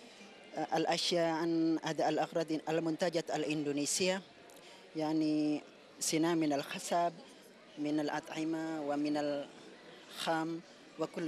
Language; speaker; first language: Arabic; non-native, learner; Indonesian